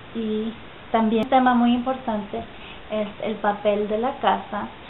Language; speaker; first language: Spanish; early bilingual, heritage; Spanish